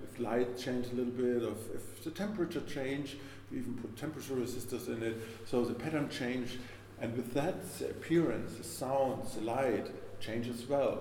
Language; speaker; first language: English; non-native, fluent; German